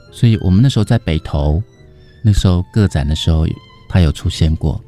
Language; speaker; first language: Chinese; native; Chinese